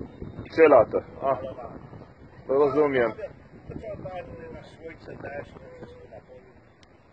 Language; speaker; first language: Polish; non-native, learner; Hebrew